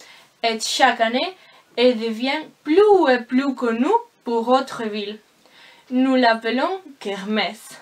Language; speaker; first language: French; non-native, learner; Spanish